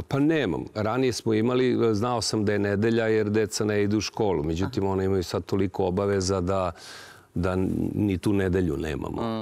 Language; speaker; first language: Serbian; native; Serbian